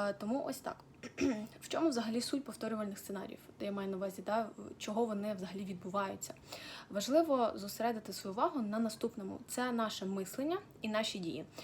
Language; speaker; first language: Ukrainian; non-native, local second language; Russian